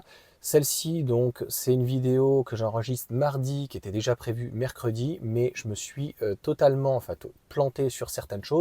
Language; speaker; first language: French; native; French